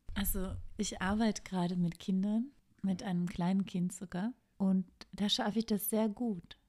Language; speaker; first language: German; native; German